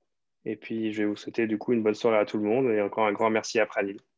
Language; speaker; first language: French; native; French